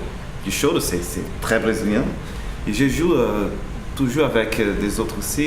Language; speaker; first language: French; non-native, learner; Portuguese